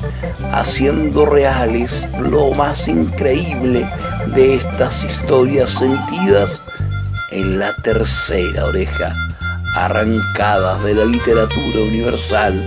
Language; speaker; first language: Spanish; native; Spanish